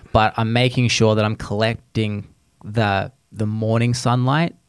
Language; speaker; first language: English; native; English